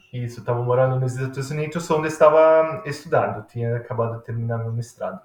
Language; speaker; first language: Portuguese; non-native, fluent; Italian